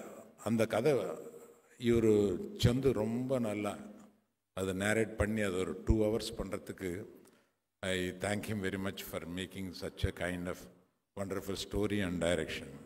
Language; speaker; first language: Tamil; non-native, local second language; Telugu